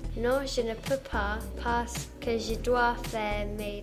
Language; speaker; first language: French; non-native, learner; English